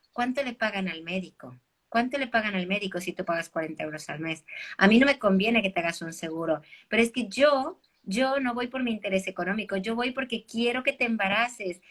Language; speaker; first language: Spanish; early bilingual, heritage; Spanish